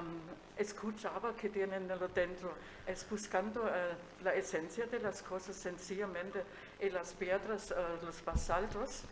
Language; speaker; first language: Spanish; non-native, fluent; German